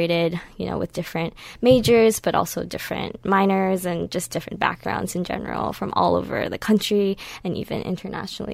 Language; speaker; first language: English; native; English